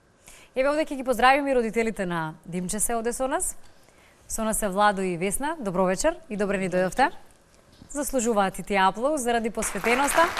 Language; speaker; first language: Macedonian; native; Macedonian